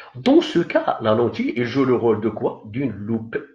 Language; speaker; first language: French; non-native, local second language; Arabic